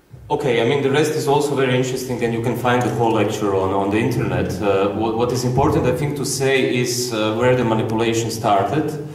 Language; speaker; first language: English; non-native, fluent; Croatian